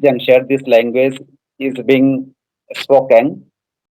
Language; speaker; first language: English; non-native, fluent; Odia